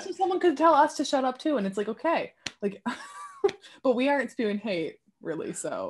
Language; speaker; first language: English; native; English